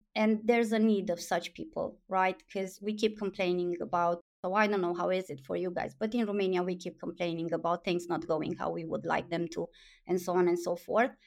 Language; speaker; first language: English; non-native, fluent; Romanian